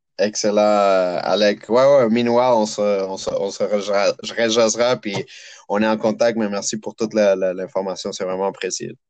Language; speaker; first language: French; early bilingual, other home language; Spanish